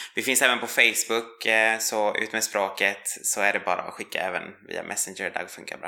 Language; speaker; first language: Swedish; native; Swedish